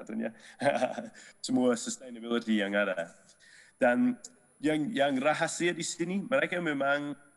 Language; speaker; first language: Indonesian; non-native, fluent; English